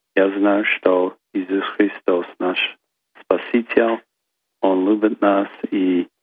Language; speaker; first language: Russian; non-native, learner; English